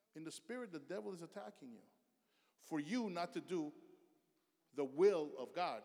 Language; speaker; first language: English; early bilingual, other home language; Spanish